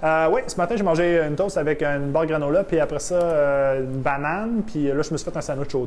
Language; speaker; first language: French; native; French